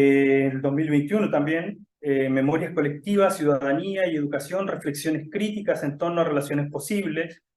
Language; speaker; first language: Spanish; native; Spanish